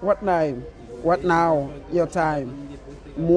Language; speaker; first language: English; non-native, learner; Haitian Creole